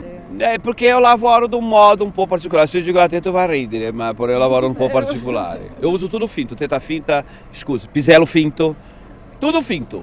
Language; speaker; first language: Italian; non-native, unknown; Portuguese